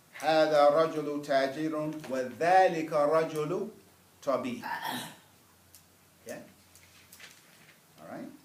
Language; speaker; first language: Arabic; non-native, fluent; English